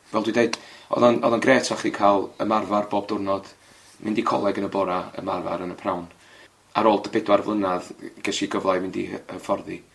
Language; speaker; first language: Welsh; native; Welsh